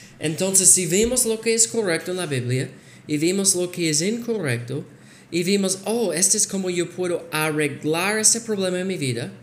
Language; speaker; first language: Spanish; non-native, fluent; English